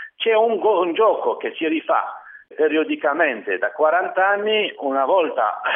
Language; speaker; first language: Italian; non-native, fluent; Kabyle